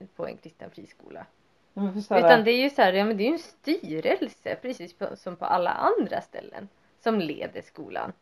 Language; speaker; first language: Swedish; native; Swedish